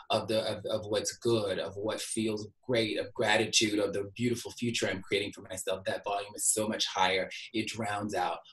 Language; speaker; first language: English; native; English